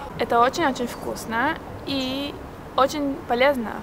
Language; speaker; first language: Russian; early bilingual, heritage; Russian